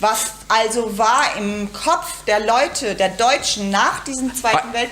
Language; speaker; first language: German; native; German